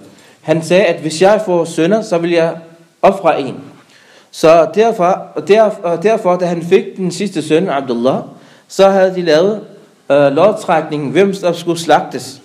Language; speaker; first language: Danish; early bilingual, other home language; Arabic